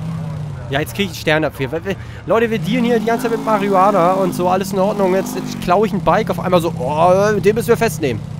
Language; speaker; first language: German; native; German